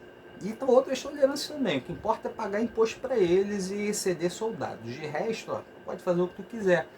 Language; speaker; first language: Portuguese; native; Portuguese